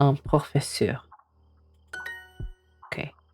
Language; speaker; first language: French; non-native, learner; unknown